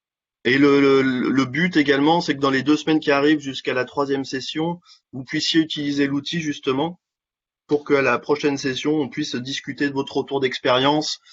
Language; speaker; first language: French; native; French